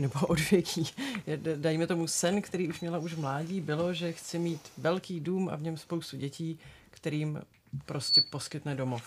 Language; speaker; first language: Czech; native; Czech